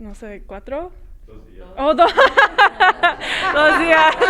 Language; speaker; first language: Spanish; non-native, fluent; English